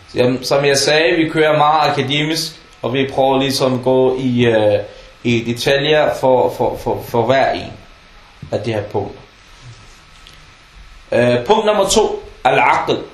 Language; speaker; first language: Danish; non-native, fluent; Arabic